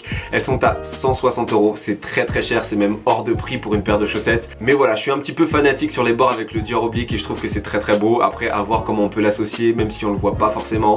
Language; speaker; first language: French; native; French